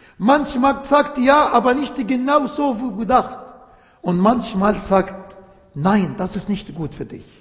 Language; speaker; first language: German; non-native, fluent; Arabic